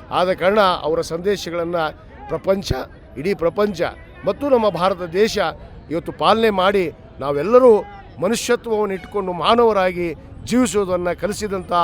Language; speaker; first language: Kannada; native; Kannada